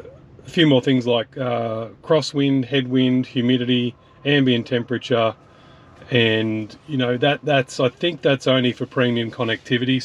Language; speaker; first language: English; native; English